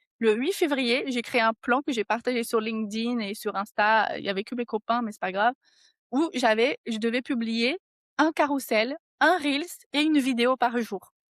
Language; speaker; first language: French; non-native, fluent; Portuguese